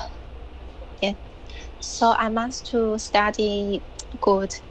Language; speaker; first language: English; non-native, learner; Chinese